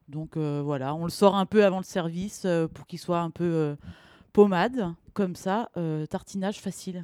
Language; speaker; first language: French; native; French